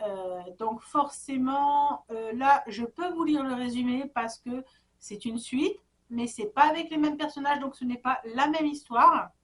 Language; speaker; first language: French; native; French